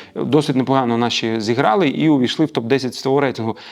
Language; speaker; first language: Ukrainian; native; Ukrainian